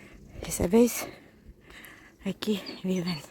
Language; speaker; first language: Spanish; non-native, fluent; Russian